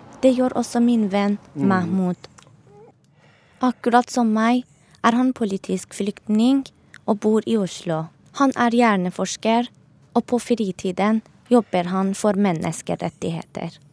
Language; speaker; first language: Norwegian; non-native, fluent; Persian